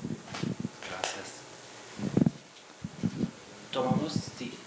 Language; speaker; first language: Spanish; non-native, fluent; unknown